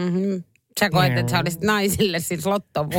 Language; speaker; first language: Finnish; native; Finnish